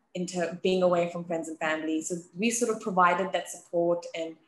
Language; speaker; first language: English; native; English